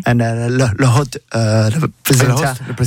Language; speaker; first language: French; non-native, learner; English